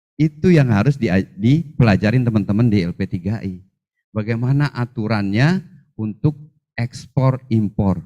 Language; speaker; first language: Indonesian; native; Indonesian